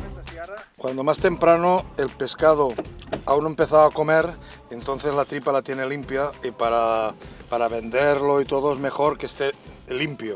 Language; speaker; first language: Spanish; native; Spanish